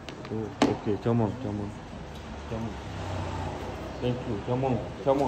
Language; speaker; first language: English; non-native, fluent; Persian